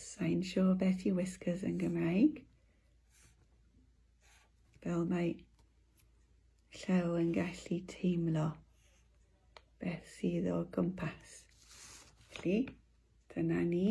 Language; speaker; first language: Welsh; non-native, local second language; English